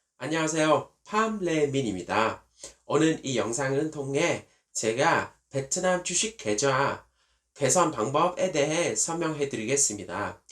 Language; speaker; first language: Korean; non-native, fluent; Vietnamese